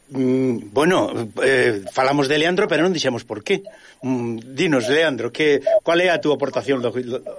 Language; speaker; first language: Galician; native; Galician